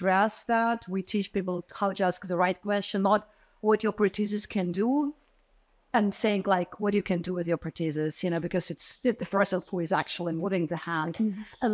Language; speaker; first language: English; non-native, fluent; Ukrainian